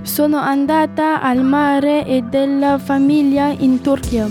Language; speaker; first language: Italian; non-native, learner; French